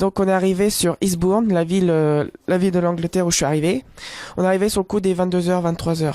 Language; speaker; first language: French; native; French